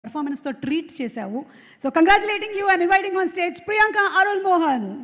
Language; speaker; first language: Telugu; native; Telugu